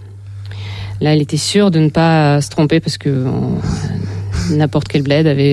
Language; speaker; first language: French; non-native, fluent; Russian